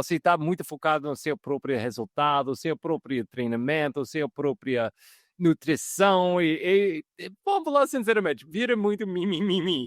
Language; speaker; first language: Portuguese; non-native, fluent; English